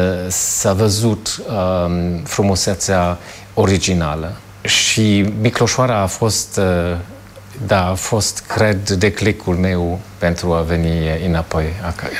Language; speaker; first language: Romanian; non-native, fluent; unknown